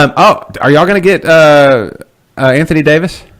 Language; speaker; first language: English; native; English